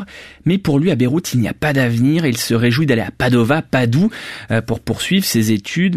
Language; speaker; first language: French; native; French